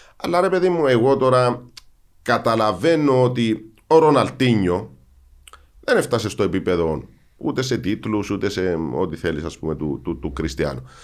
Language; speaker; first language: Greek; native; Greek